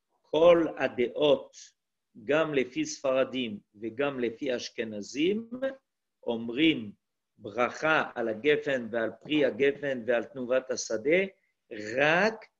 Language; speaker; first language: Hebrew; non-native, fluent; French